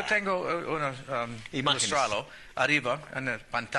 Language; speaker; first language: Spanish; non-native, learner; English